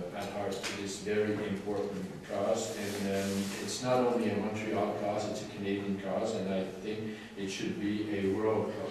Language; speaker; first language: English; non-native, fluent; French